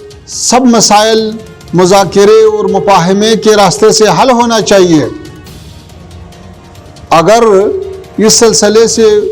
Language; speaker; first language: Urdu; non-native, fluent; Pashto